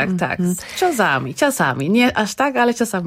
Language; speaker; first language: Polish; non-native, learner; Spanish